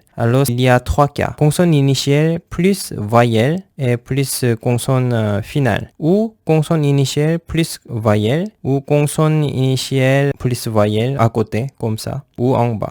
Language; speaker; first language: French; non-native, fluent; Korean